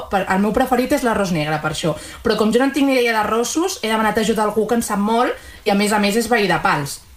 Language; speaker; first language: Catalan; native; Catalan